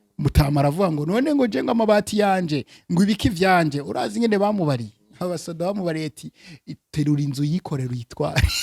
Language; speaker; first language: Rundi; early bilingual, heritage; Rundi